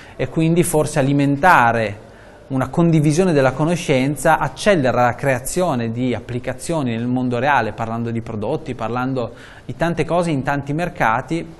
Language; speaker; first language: Italian; native; Italian